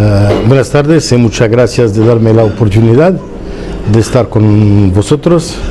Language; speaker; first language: Spanish; non-native, fluent; Arabic